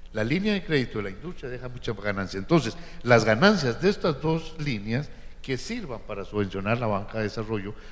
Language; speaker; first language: Spanish; native; Spanish